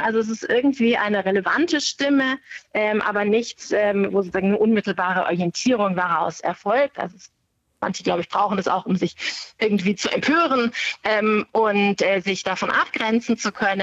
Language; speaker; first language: German; native; German